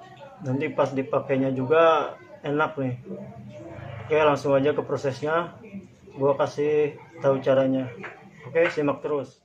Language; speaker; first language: Indonesian; native; Indonesian